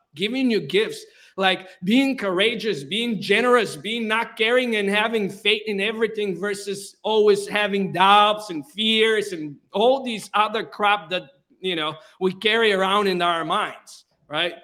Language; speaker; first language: English; non-native, fluent; Bulgarian